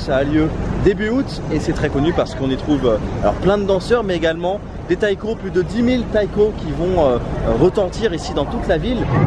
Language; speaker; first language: French; native; French